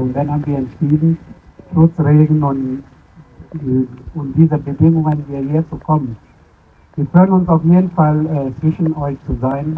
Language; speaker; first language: German; non-native, fluent; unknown